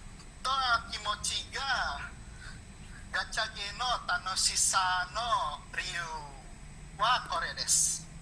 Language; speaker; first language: Japanese; non-native, learner; Indonesian